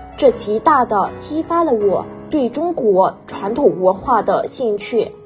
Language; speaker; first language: Chinese; non-native, fluent; Vietnamese